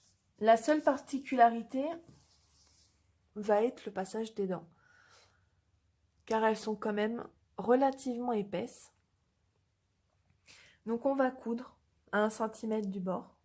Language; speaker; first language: French; native; French